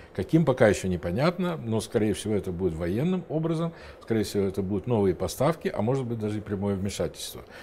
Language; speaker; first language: Russian; non-native, local second language; Romanian